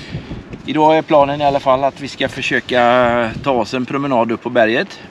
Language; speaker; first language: Swedish; native; Swedish